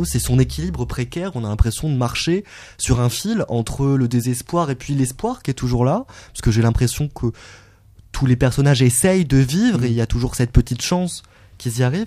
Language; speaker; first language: French; native; French